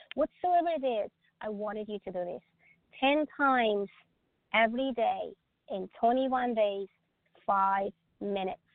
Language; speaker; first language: English; non-native, fluent; Persian